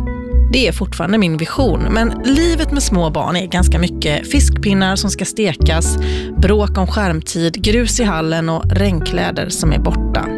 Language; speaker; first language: Swedish; native; Swedish